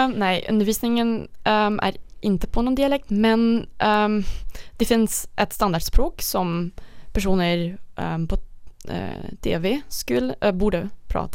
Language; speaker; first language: Swedish; non-native, learner; Dutch